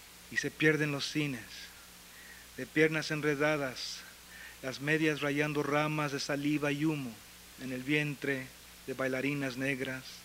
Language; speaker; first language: Spanish; early bilingual, heritage; Spanish